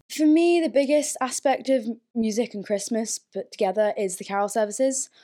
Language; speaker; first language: English; early bilingual, other home language; German